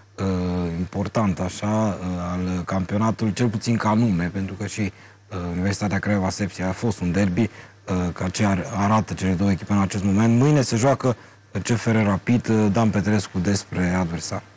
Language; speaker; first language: Romanian; native; Romanian